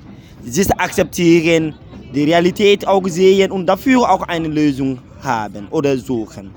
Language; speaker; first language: German; non-native, fluent; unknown